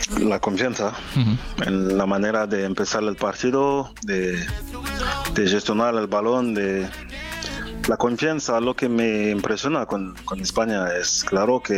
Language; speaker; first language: Spanish; non-native, fluent; French